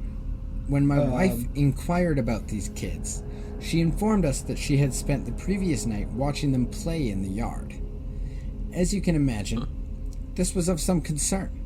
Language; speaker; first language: English; native; English